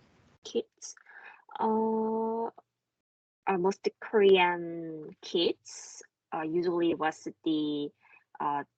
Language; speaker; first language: English; non-native, learner; Korean